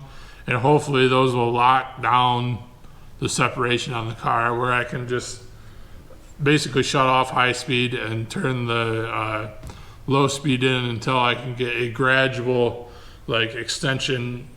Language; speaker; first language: English; native; English